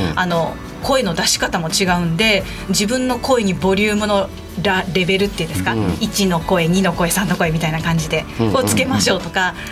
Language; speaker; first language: Japanese; native; Japanese